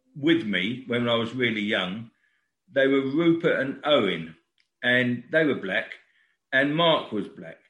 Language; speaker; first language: English; native; English